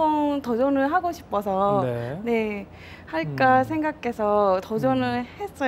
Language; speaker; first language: Korean; non-native, fluent; Japanese